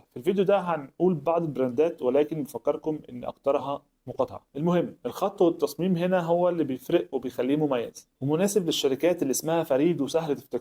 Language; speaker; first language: Arabic; native; Arabic